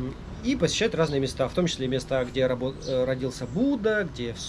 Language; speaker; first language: Russian; native; Russian